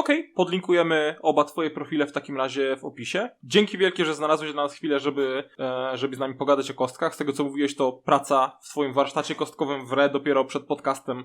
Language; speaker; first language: Polish; native; Polish